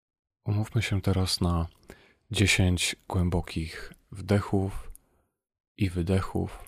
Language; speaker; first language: Polish; native; Polish